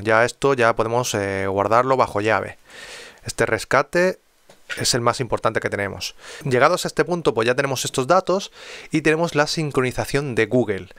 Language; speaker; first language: Spanish; native; Spanish